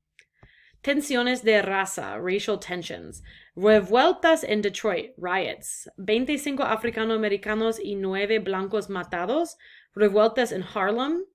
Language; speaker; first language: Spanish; non-native, fluent; English